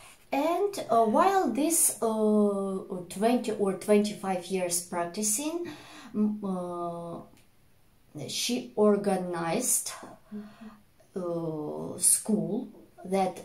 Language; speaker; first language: English; non-native, fluent; Russian